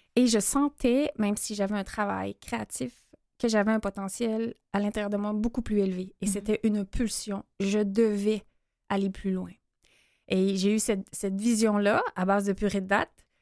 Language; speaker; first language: French; native; French